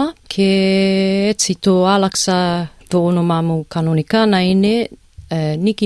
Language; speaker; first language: Greek; early bilingual, heritage; English